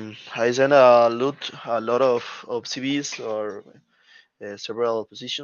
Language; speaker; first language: English; non-native, learner; Spanish